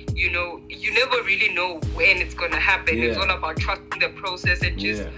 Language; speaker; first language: English; non-native, local second language; Zulu